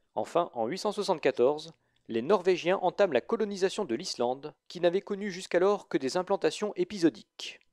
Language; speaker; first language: French; native; French